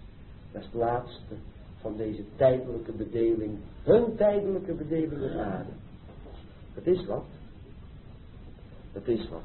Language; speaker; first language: Dutch; native; Dutch